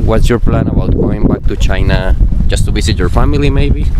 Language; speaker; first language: English; non-native, fluent; Spanish